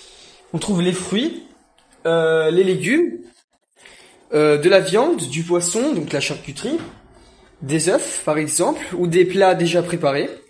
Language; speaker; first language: French; non-native, fluent; Italian